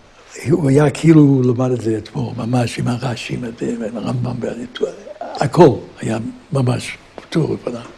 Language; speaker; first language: Hebrew; non-native, fluent; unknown